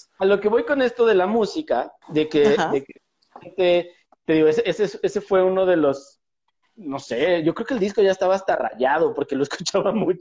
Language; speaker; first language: Spanish; native; Spanish